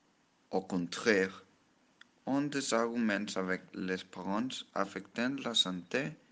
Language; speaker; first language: French; non-native, learner; Spanish